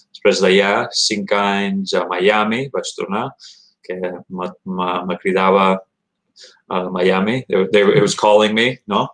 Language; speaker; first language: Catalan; early bilingual, heritage; Catalan